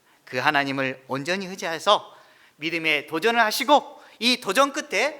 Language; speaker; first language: Korean; native; Korean